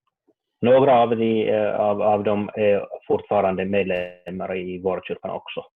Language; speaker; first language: Swedish; non-native, learner; Finnish